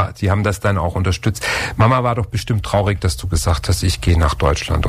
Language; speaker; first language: German; native; German